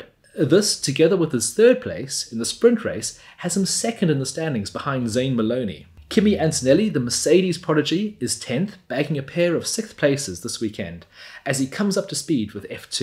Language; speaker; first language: English; native; English